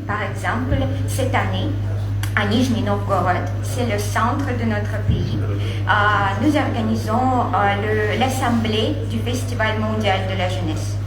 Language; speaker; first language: French; non-native, fluent; Russian